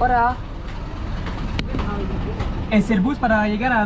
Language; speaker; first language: Spanish; non-native, learner; French